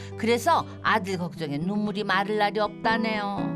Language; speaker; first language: Korean; native; Korean